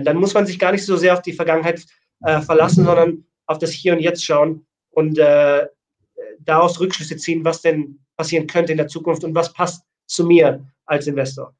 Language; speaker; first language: German; native; German